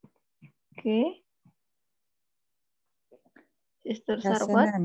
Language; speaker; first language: English; non-native, learner; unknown